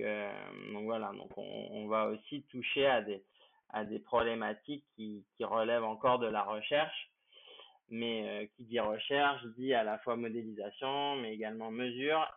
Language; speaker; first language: French; native; French